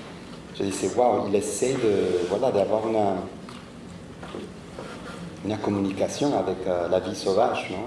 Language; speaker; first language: French; non-native, fluent; Spanish